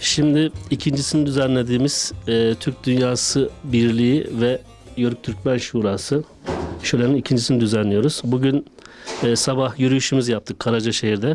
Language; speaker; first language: Turkish; native; Turkish